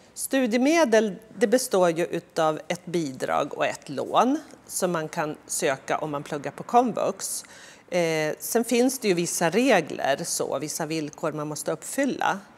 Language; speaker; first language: Swedish; native; Swedish